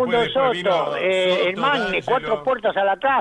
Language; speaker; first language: Spanish; native; Spanish